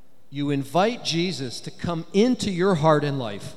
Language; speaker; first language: English; native; English